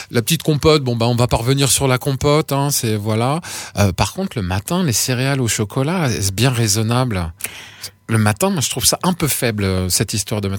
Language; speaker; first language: French; native; French